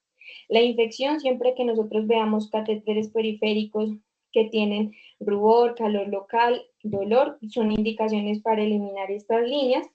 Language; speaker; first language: Spanish; native; Spanish